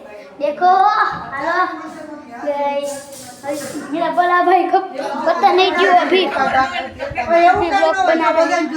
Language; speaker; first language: Hindi; non-native, local second language; Gujarati